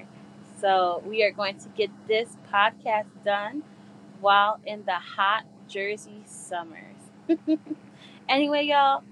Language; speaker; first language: English; native; English